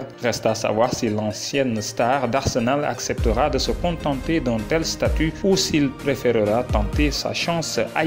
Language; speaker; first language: French; non-native, local second language; Wolof